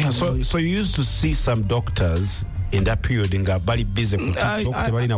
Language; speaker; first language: English; non-native, local second language; Ganda